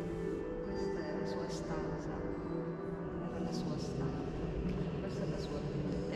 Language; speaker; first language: Italian; non-native, fluent; Filipino